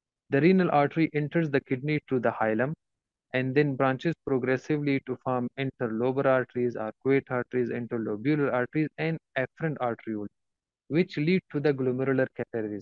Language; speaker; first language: English; non-native, fluent; Persian